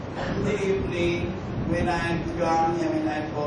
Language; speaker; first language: English; non-native, local second language; Filipino